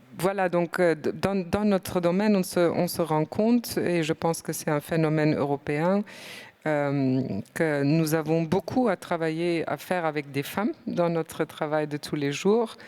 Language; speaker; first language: French; non-native, fluent; German